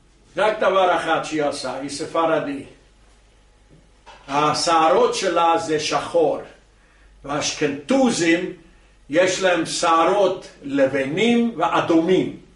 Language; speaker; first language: Hebrew; non-native, fluent; English